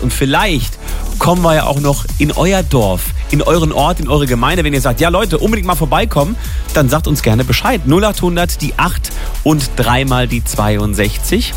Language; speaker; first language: German; native; German